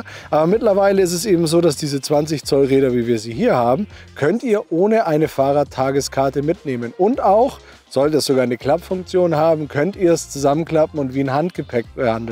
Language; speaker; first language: German; native; German